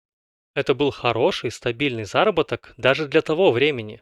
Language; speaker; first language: Russian; native; Russian